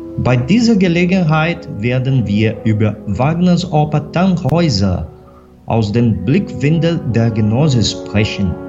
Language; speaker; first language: German; non-native, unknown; Portuguese